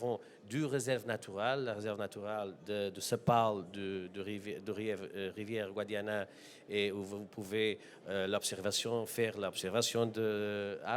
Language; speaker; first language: French; non-native, learner; Portuguese